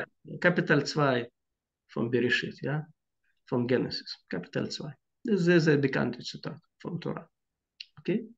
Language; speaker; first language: German; non-native, fluent; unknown